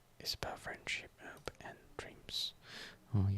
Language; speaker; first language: English; non-native, fluent; Russian